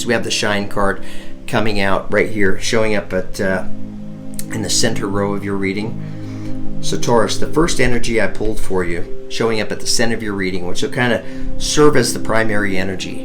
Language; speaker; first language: English; native; English